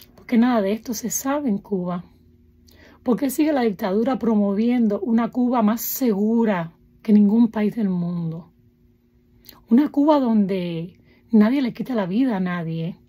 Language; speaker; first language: Spanish; native; Spanish